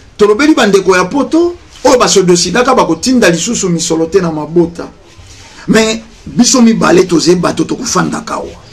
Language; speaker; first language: Lingala; native; Lingala